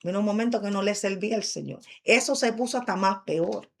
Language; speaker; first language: Spanish; early bilingual, heritage; Spanish